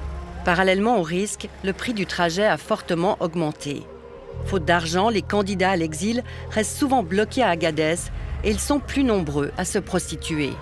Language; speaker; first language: French; native; French